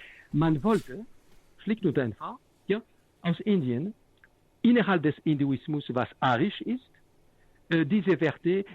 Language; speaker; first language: German; non-native, fluent; French